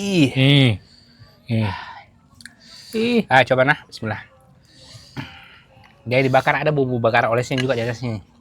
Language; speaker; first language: Malay; native; Malay